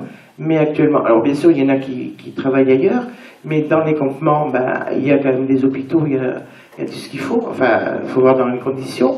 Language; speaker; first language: French; native; French